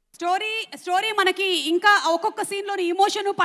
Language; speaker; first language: Telugu; native; Telugu